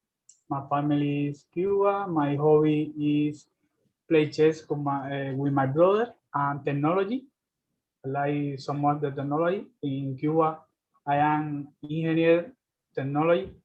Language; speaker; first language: English; non-native, learner; Spanish